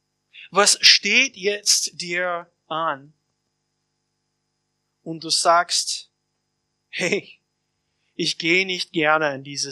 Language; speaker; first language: German; non-native, fluent; English